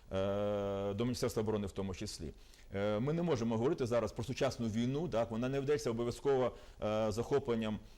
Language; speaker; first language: Ukrainian; native; Ukrainian